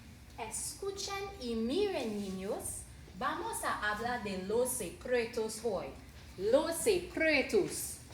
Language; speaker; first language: Spanish; non-native, learner; English